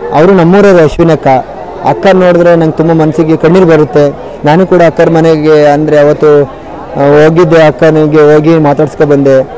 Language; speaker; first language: Kannada; native; Kannada